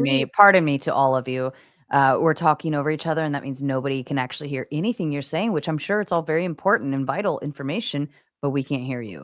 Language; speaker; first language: English; native; English